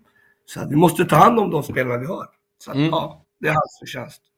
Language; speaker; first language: Swedish; early bilingual, other home language; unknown